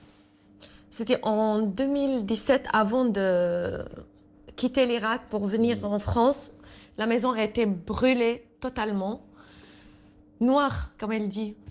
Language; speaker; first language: French; non-native, fluent; Assyrian Neo-Aramaic